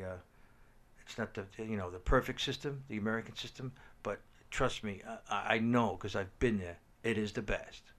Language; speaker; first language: English; native; English